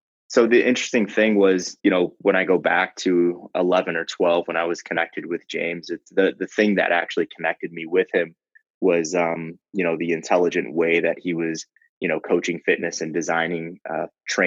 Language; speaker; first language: English; native; English